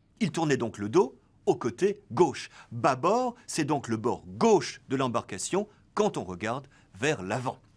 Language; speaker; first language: French; native; French